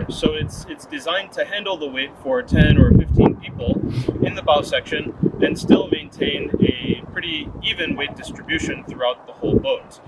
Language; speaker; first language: English; native; English